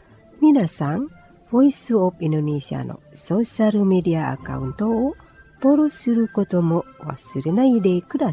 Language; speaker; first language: Japanese; non-native, fluent; Indonesian